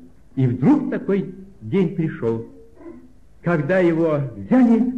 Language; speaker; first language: Russian; native; Russian